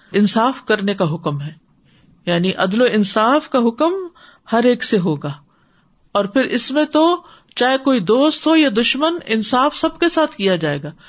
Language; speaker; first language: Urdu; native; Urdu